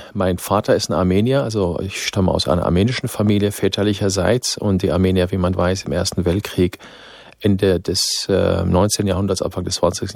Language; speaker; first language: German; non-native, fluent; Arabic